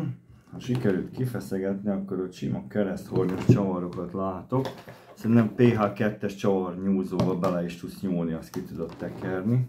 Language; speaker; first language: Hungarian; native; Hungarian